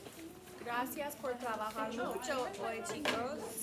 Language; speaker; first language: Spanish; non-native, fluent; English